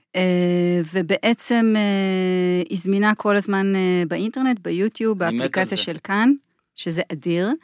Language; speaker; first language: Hebrew; native; Hebrew